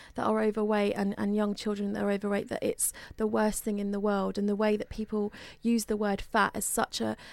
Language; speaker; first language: English; native; English